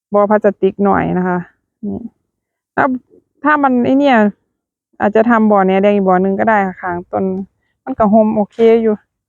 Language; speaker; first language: Thai; native; Thai